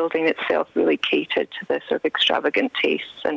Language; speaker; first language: English; native; English